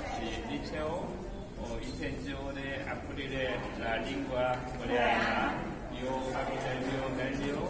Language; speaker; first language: Italian; non-native, learner; Korean